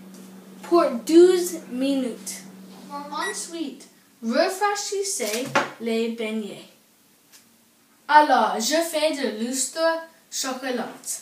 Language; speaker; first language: French; non-native, learner; English